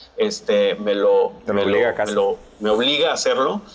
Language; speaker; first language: Spanish; native; Spanish